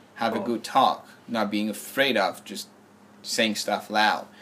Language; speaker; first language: English; non-native, fluent; French